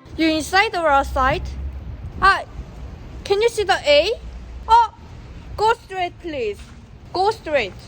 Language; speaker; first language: English; non-native, learner; Korean